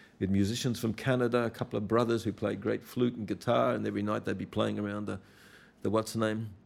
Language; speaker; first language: English; native; English